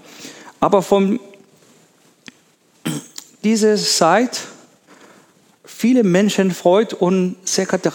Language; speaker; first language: German; non-native, learner; Persian